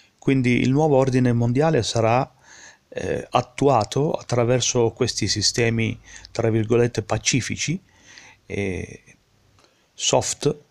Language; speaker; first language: Italian; early bilingual, heritage; Italian